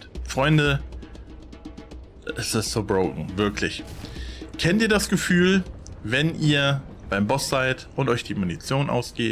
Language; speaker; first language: German; native; German